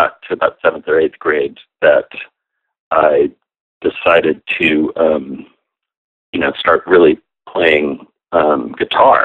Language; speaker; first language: English; native; English